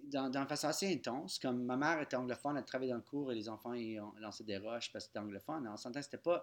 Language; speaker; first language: French; non-native, local second language; English